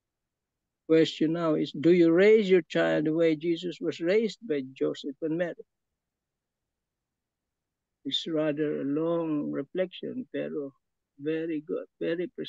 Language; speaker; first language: English; non-native, local second language; Filipino